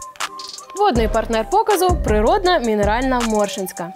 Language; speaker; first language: Ukrainian; native; Ukrainian